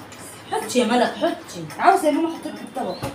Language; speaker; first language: Arabic; native; Arabic